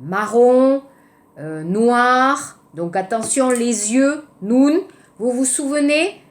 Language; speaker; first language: French; native; French